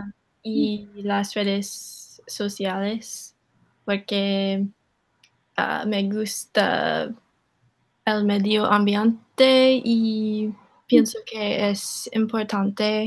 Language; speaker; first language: Spanish; non-native, learner; English